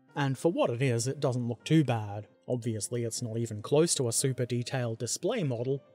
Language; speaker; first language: English; native; English